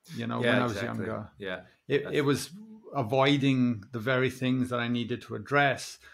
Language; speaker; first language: English; native; English